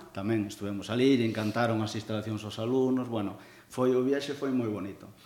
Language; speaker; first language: Galician; non-native, local second language; Spanish